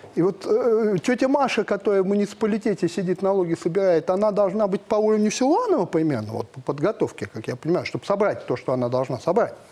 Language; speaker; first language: Russian; native; Russian